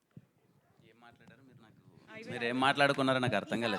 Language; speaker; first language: Telugu; native; Telugu